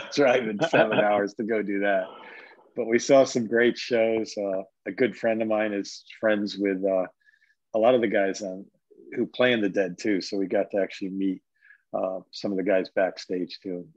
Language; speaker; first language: English; native; English